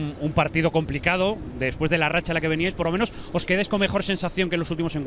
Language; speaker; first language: Spanish; native; Spanish